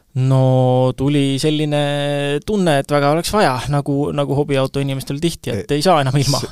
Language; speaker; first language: Estonian; native; Estonian